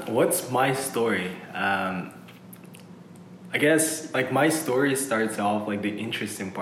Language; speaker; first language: English; early bilingual, other home language; Uzbek